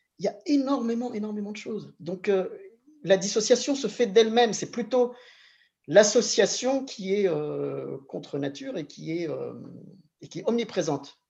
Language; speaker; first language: French; native; French